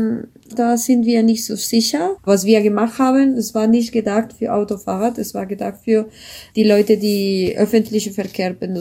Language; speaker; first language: German; non-native, learner; Spanish